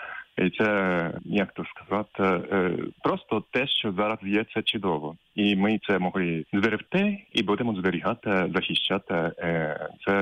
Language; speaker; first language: Ukrainian; non-native, fluent; Japanese